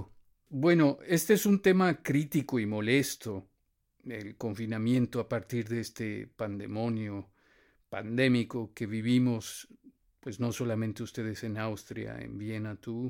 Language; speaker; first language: Spanish; native; Spanish